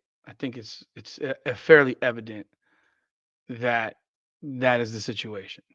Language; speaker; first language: English; native; English